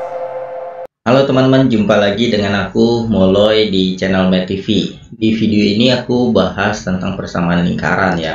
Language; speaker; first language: Indonesian; native; Indonesian